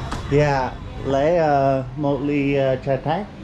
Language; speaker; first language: Vietnamese; non-native, learner; English